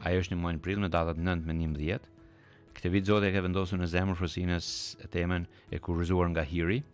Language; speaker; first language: Albanian; early bilingual, heritage; Albanian